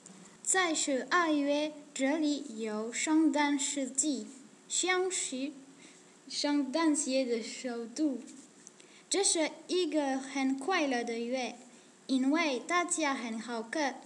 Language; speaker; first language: Chinese; non-native, learner; French